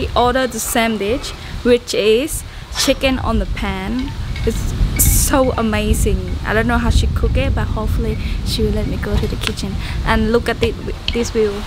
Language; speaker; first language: English; non-native, learner; Thai